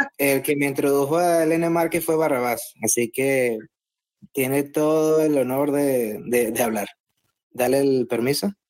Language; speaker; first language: Spanish; native; Spanish